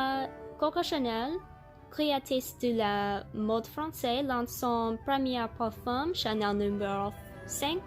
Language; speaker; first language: French; non-native, learner; English